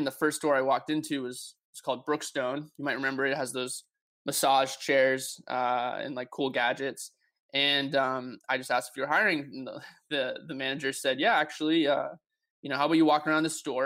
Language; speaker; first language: English; native; English